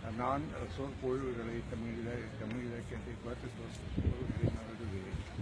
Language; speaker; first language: Tamil; non-native, fluent; Russian